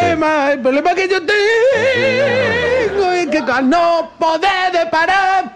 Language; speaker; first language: Spanish; native; Spanish